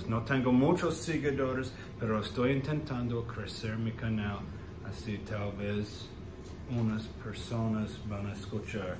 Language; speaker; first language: Spanish; non-native, learner; English